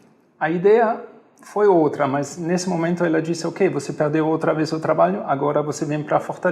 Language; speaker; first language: Portuguese; non-native, fluent; German